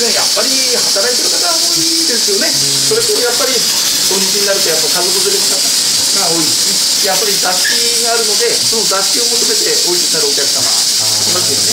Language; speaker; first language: Japanese; native; Japanese